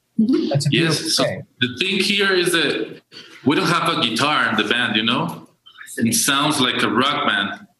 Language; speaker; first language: English; non-native, learner; Spanish